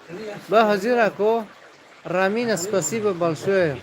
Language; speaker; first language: Russian; non-native, fluent; Tajik